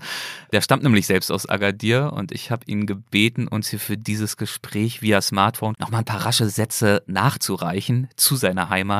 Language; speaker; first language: German; native; German